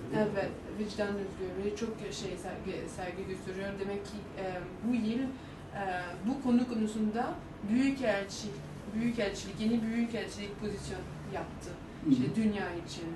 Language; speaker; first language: Turkish; non-native, learner; English